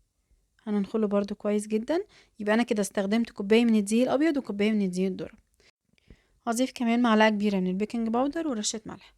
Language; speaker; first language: Arabic; native; Arabic